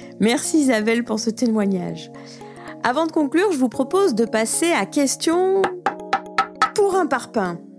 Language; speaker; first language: French; native; French